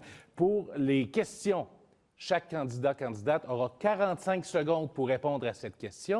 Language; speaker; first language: French; native; French